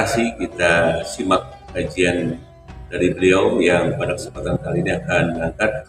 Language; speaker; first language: Indonesian; native; Indonesian